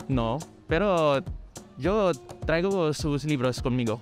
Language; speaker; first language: Spanish; non-native, fluent; Filipino